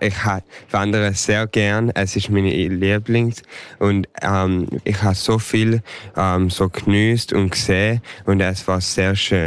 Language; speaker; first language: German; early bilingual, heritage; English